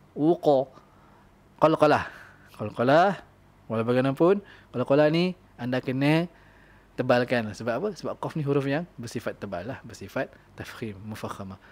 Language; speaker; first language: Malay; native; Malay